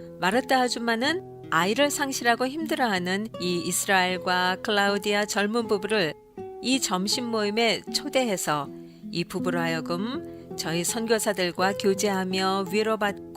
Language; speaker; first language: Korean; native; Korean